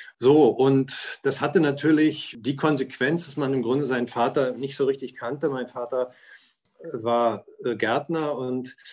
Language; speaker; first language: German; native; German